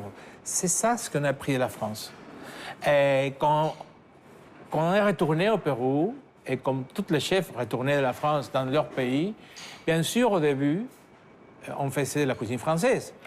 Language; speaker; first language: French; non-native, fluent; Spanish